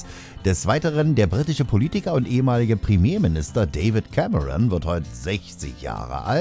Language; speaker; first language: German; native; German